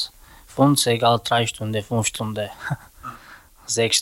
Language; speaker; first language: German; non-native, learner; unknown